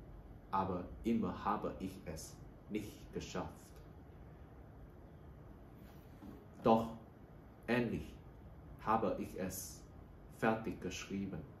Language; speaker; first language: German; non-native, learner; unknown